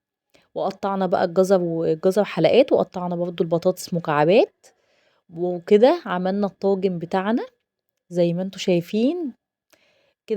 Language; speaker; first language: Arabic; native; Arabic